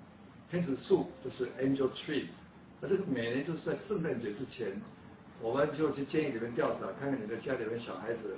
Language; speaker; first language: Chinese; native; Chinese